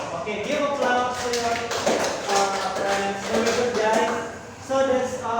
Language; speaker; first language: English; non-native, learner; Indonesian